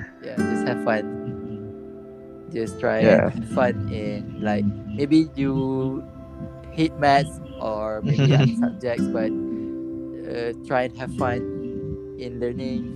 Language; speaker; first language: English; non-native, local second language; Malay